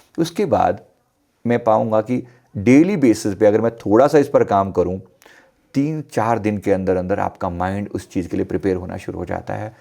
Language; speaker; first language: Hindi; native; Hindi